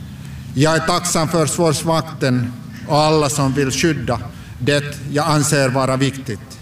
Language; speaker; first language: Swedish; non-native, local second language; Finnish